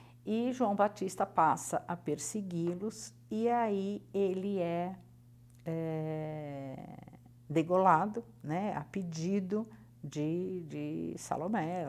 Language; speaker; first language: Portuguese; native; Portuguese